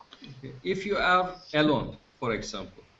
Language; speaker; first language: English; non-native, fluent; Turkish